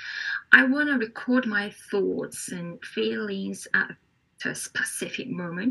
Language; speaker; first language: English; non-native, fluent; Korean